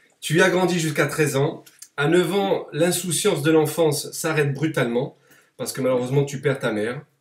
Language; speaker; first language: French; native; French